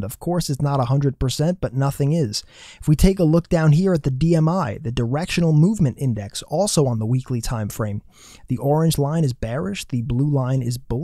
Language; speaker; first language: English; native; English